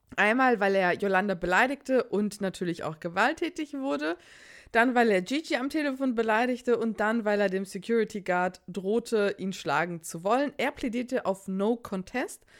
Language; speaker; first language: German; early bilingual, other home language; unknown